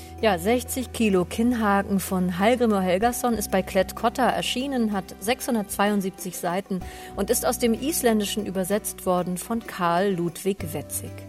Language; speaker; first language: German; native; German